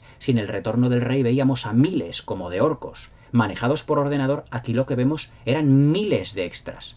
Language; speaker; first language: Spanish; native; Spanish